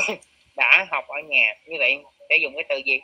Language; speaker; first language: Vietnamese; native; Vietnamese